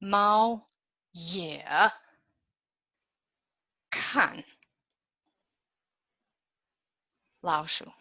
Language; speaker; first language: Chinese; non-native, fluent; English